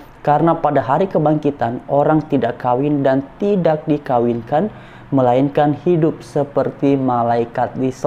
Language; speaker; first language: Indonesian; native; Indonesian